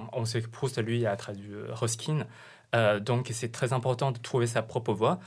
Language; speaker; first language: French; non-native, fluent; Chinese